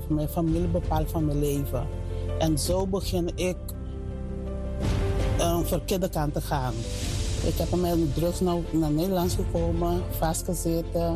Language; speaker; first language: Dutch; non-native, learner; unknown